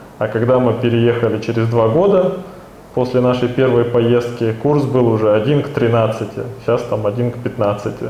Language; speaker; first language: Russian; native; Russian